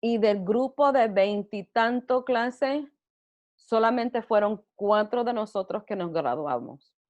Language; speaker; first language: Spanish; early bilingual, heritage; Spanish